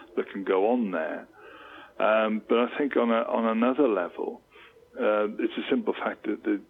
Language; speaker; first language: English; native; English